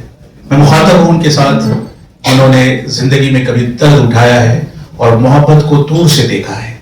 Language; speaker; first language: Hindi; native; Hindi